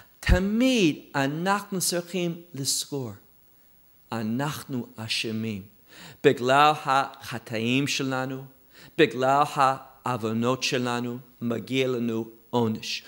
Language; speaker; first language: Hebrew; non-native, fluent; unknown